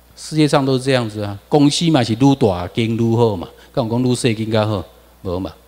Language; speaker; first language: Chinese; non-native, local second language; Min Nan Chinese